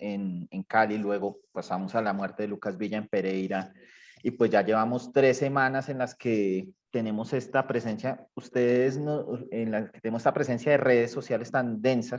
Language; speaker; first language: Spanish; native; Spanish